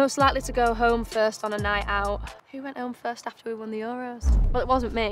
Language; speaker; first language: English; native; English